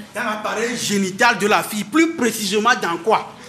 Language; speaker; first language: French; non-native, local second language; Ewe